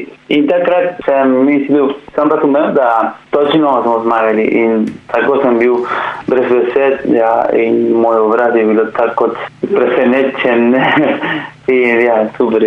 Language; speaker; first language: Slovenian; non-native, learner; Spanish